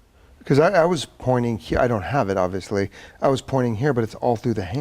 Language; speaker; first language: English; native; English